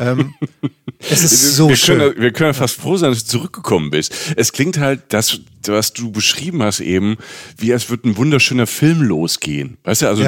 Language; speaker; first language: German; native; German